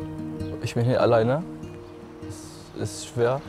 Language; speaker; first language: German; non-native, learner; Arabic